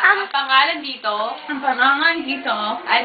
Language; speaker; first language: Filipino; non-native, learner; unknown